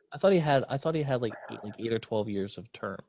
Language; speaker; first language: English; native; English